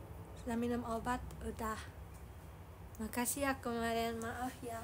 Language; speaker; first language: Indonesian; non-native, learner; Japanese